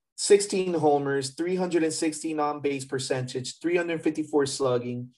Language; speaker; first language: English; early bilingual, other home language; Spanish